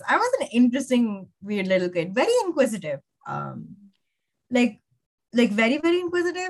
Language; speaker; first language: English; non-native, local second language; Urdu